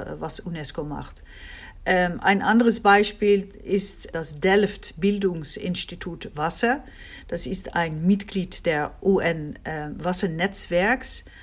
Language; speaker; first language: German; non-native, fluent; Dutch